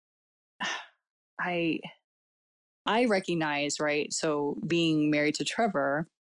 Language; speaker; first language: English; early bilingual, other home language; Cantonese